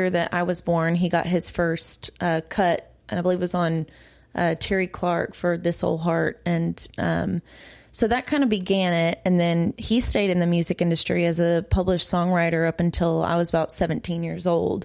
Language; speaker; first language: English; native; English